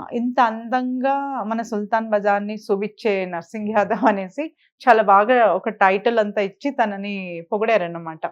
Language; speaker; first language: Telugu; native; Telugu